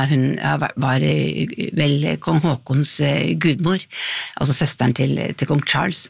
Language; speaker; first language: Norwegian; native; Norwegian